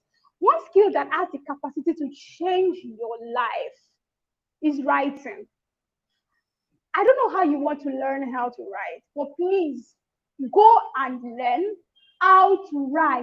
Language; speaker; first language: English; non-native, local second language; Yoruba